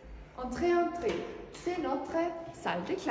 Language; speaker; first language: French; non-native, learner; German